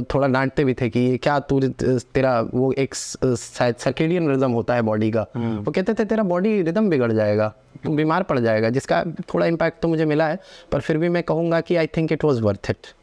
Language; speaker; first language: Hindi; non-native, local second language; Bhojpuri